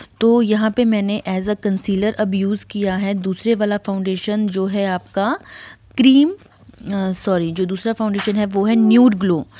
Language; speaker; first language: Hindi; native; Hindi